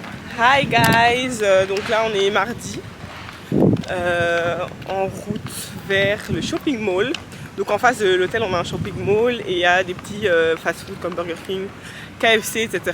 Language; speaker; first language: French; native; French